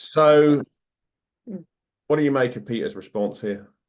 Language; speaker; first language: English; native; English